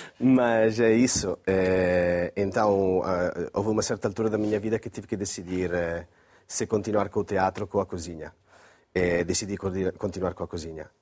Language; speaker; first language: Portuguese; non-native, fluent; Italian